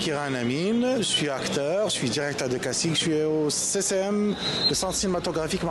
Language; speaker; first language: French; non-native, local second language; Arabic